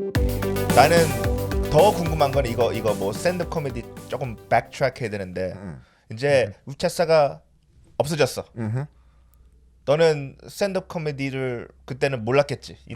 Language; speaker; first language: Korean; early bilingual, heritage; Korean